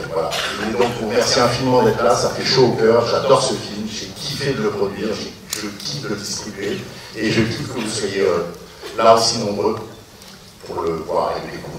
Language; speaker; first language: French; native; French